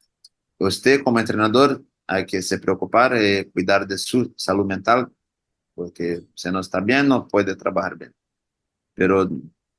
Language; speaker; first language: Spanish; non-native, learner; Portuguese